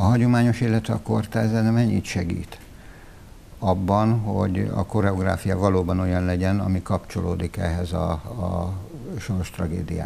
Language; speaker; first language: Hungarian; native; Hungarian